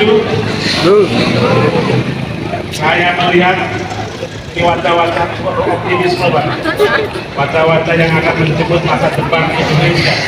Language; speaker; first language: Indonesian; native; Indonesian